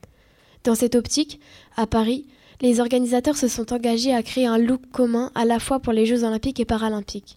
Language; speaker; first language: French; native; French